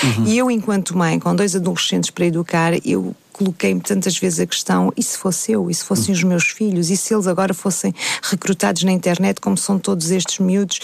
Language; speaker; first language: Portuguese; native; Portuguese